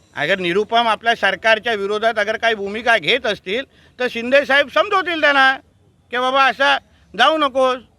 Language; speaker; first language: Marathi; native; Marathi